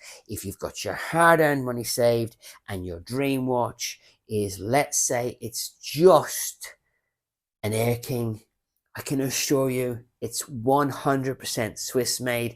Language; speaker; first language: English; native; English